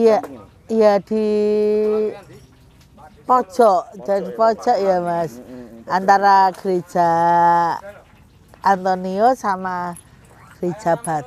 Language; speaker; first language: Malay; non-native, local second language; Javanese